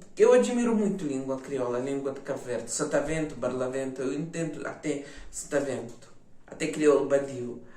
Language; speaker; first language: Portuguese; non-native, local second language; Ukrainian